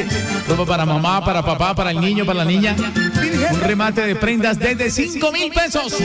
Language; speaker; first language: Spanish; native; Spanish